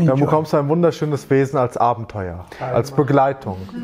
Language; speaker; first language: German; native; German